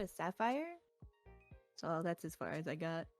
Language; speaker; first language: English; native; English